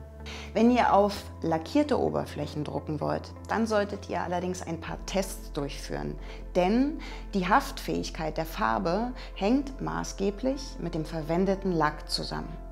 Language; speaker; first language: German; native; German